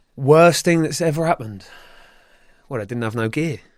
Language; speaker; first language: English; native; English